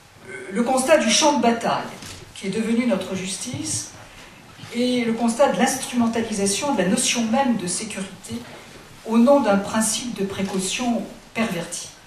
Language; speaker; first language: French; native; French